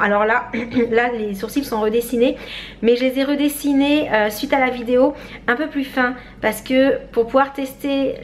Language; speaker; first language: French; native; French